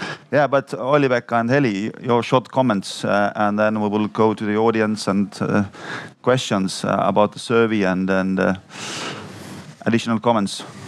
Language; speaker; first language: English; non-native, fluent; Estonian